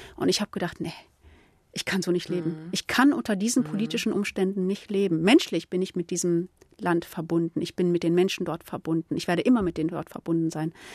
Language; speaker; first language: German; early bilingual, other home language; Turkish